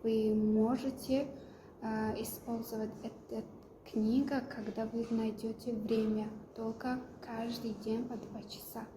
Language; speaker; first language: Russian; non-native, learner; Tajik